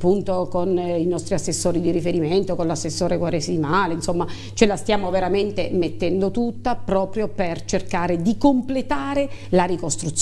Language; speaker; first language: Italian; native; Italian